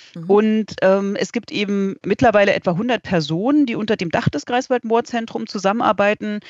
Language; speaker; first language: German; native; German